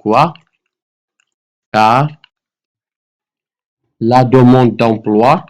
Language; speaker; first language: French; non-native, local second language; Arabic